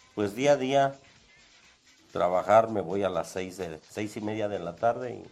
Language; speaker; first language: Spanish; native; Spanish